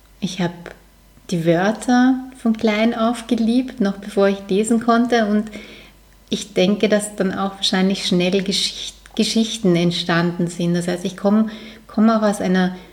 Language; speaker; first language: German; native; German